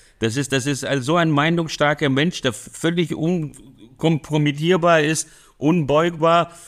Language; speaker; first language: German; early bilingual, other home language; Hungarian